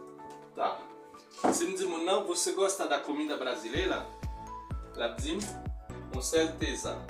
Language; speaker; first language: Portuguese; non-native, fluent; Haitian Creole